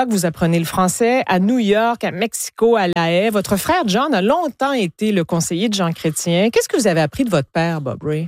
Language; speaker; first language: French; native; French